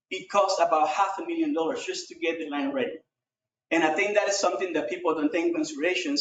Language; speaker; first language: English; non-native, fluent; Spanish